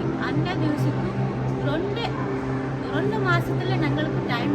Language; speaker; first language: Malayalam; non-native, learner; Kannada